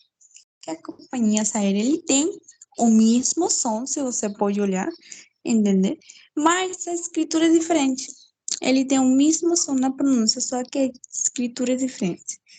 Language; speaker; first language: Portuguese; non-native, fluent; Spanish